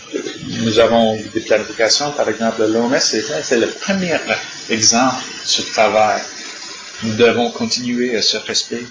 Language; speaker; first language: French; non-native, learner; English